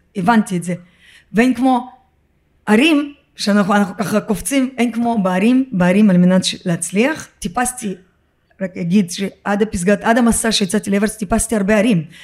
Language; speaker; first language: Hebrew; early bilingual, other home language; Russian